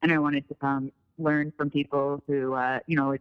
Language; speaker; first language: English; native; English